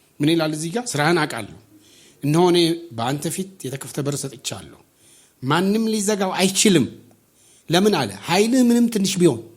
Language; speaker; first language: Amharic; non-native, local second language; Oromo